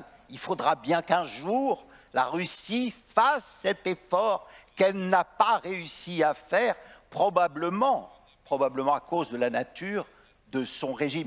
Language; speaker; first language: French; native; French